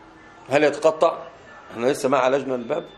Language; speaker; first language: Arabic; native; Arabic